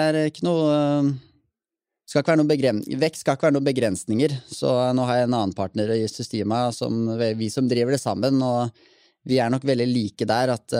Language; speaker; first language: Norwegian; native; Norwegian